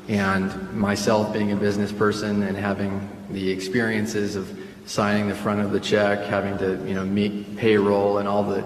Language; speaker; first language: English; early bilingual, other home language; Spanish